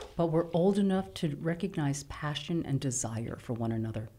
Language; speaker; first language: English; native; English